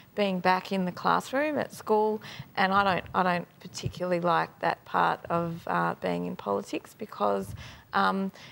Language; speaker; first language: English; native; English